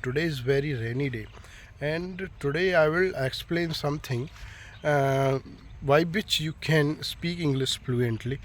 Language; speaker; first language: English; non-native, local second language; Hindi